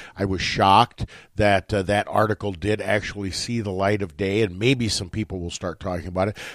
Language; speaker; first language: English; native; English